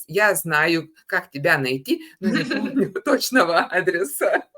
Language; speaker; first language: Russian; non-native, fluent; Lithuanian